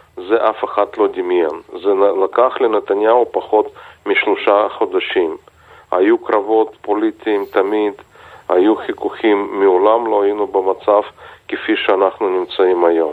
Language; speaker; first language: Hebrew; non-native, fluent; Russian